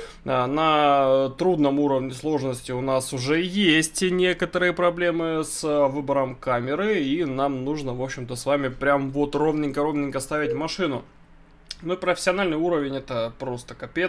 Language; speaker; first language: Russian; native; Russian